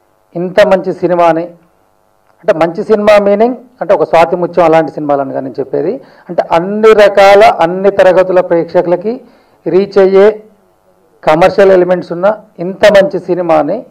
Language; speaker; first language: Telugu; native; Telugu